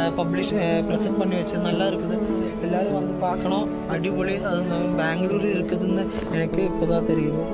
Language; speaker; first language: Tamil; non-native, learner; Malayalam